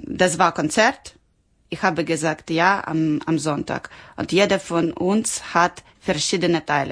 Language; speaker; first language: German; non-native, learner; Ukrainian